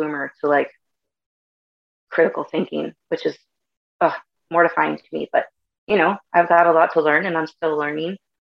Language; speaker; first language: English; native; English